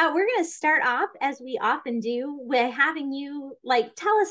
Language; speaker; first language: English; native; English